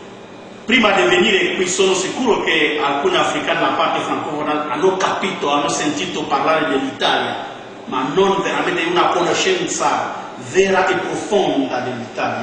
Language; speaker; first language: Italian; non-native, fluent; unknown